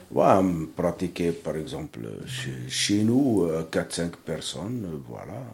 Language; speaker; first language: French; non-native, local second language; Arabic